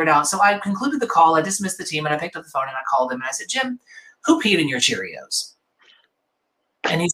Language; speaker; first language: English; native; English